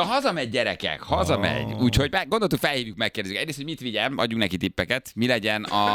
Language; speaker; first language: Hungarian; native; Hungarian